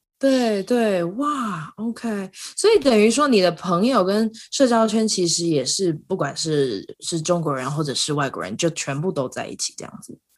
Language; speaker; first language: Chinese; native; Chinese